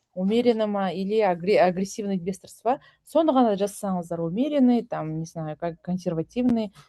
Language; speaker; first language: Russian; non-native, local second language; Kazakh